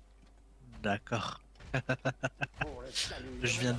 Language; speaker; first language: French; native; French